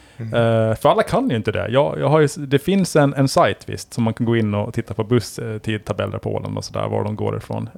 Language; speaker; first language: Swedish; native; Swedish